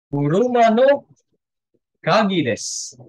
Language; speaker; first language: Japanese; non-native, fluent; Indonesian